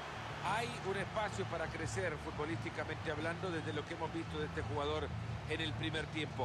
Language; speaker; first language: Spanish; native; Spanish